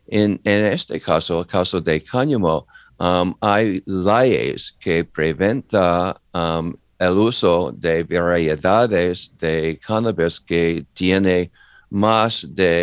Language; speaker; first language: Spanish; non-native, learner; English